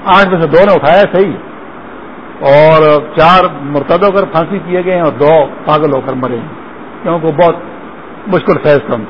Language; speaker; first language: Urdu; non-native, local second language; Pashto